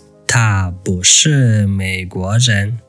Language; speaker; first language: Chinese; non-native, learner; English